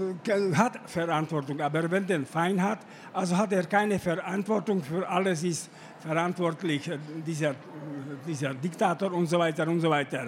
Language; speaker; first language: German; non-native, fluent; Slovak